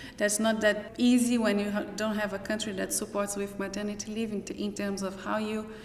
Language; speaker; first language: English; non-native, fluent; Portuguese